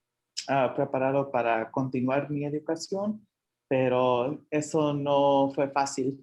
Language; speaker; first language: Spanish; early bilingual, heritage; Spanish